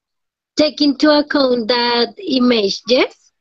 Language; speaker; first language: English; non-native, learner; Spanish